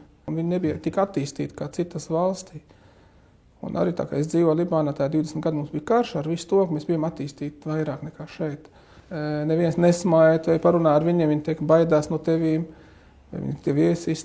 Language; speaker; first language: Latvian; non-native, fluent; Arabic